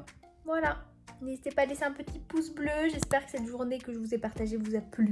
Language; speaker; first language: French; native; French